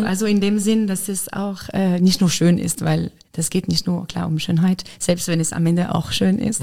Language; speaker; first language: German; non-native, fluent; French